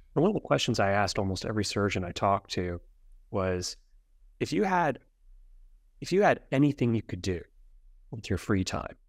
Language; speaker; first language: English; native; English